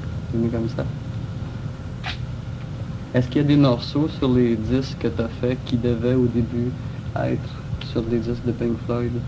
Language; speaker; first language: French; native; French